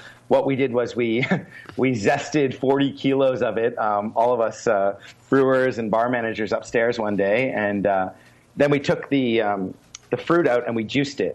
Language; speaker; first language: English; native; English